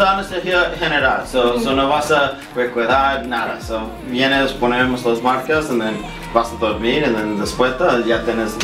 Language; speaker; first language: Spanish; early bilingual, heritage; English